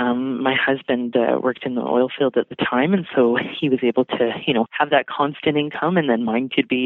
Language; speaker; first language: English; native; English